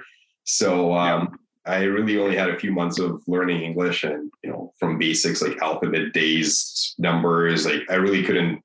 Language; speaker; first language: English; non-native, fluent; Russian